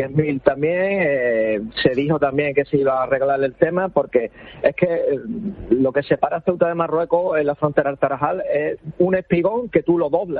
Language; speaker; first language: Spanish; native; Spanish